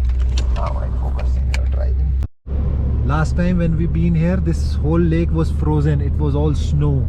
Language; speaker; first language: English; non-native, fluent; Hindi